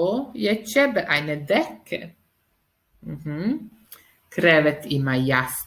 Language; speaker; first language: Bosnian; early bilingual, heritage; Serbian